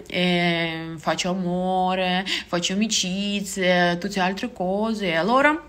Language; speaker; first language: Italian; non-native, learner; Russian